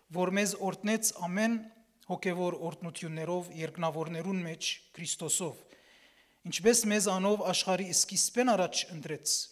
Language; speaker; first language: Armenian; early bilingual, heritage; Armenian